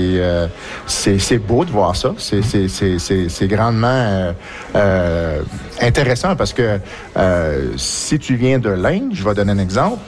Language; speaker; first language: French; native; French